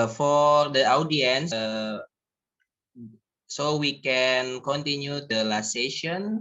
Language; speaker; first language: English; non-native, learner; Indonesian